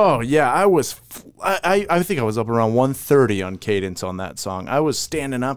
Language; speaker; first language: English; native; English